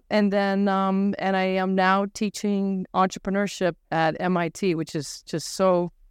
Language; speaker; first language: English; native; English